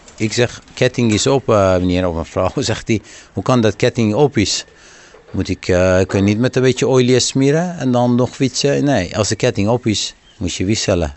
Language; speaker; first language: Dutch; non-native, fluent; Persian